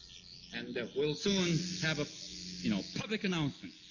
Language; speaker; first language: English; non-native, fluent; Korean